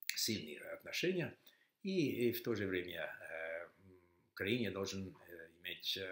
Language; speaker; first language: Russian; non-native, learner; English